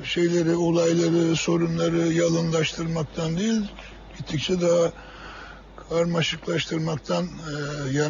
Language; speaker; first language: Turkish; native; Turkish